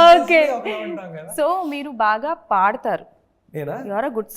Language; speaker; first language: Telugu; native; Telugu